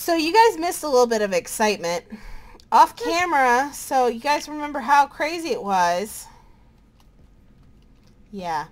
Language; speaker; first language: English; native; English